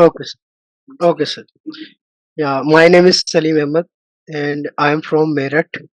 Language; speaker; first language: English; non-native, learner; Hindi